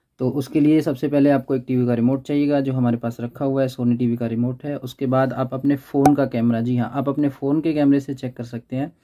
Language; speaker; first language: Hindi; native; Hindi